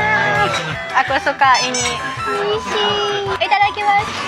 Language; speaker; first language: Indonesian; non-native, learner; Japanese